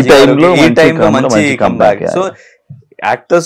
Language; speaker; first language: Telugu; non-native, local second language; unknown